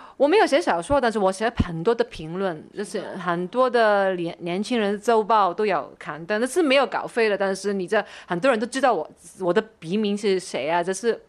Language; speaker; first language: Chinese; non-native, fluent; Cantonese